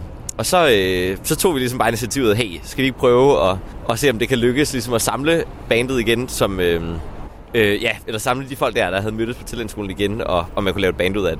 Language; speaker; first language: Danish; native; Danish